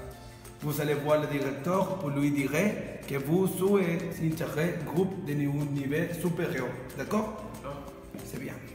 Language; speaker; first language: French; non-native, learner; Spanish